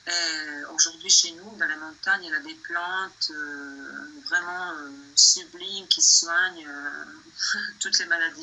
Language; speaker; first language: French; non-native, fluent; Bosnian